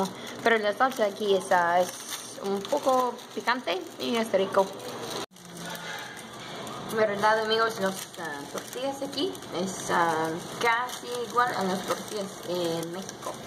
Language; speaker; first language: Spanish; non-native, learner; English